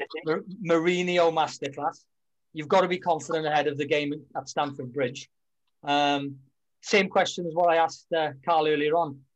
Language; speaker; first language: English; native; English